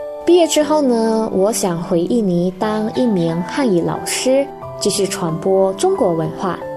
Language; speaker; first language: Chinese; non-native, fluent; Indonesian